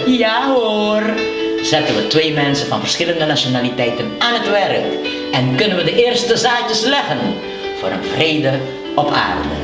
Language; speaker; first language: Dutch; non-native, local second language; Papiamento